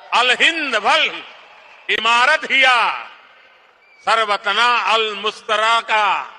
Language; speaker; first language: Arabic; non-native, learner; Hindi